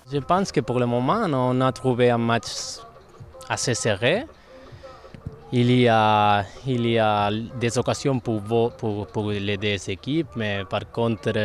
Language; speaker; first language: French; non-native, fluent; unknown